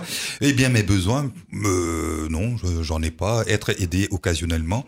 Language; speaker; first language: French; native; French